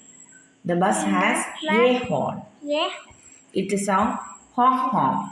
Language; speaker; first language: English; non-native, local second language; Malayalam